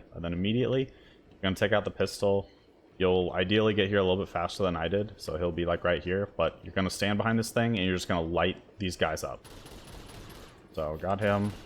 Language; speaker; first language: English; native; English